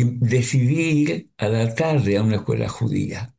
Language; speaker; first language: Spanish; early bilingual, other home language; Yiddish